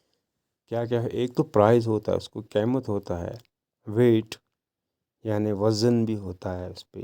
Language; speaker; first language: Hindi; non-native, local second language; Kashmiri